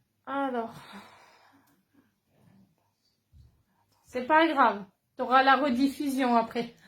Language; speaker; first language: French; native; French